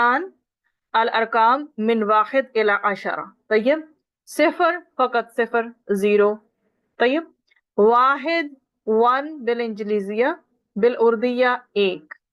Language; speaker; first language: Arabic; non-native, fluent; Urdu